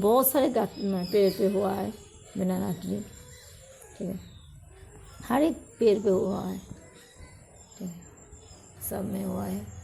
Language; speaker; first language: Hindi; non-native, local second language; Bangla